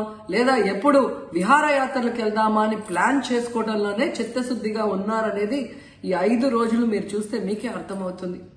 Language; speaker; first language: Telugu; native; Telugu